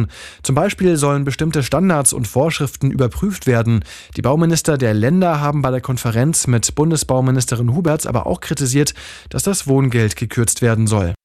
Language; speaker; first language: German; native; German